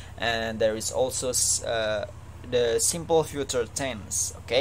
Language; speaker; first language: English; non-native, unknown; Indonesian